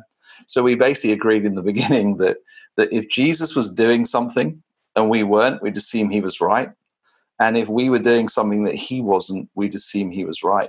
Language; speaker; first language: English; native; English